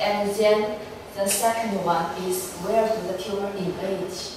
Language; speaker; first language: English; non-native, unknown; Chinese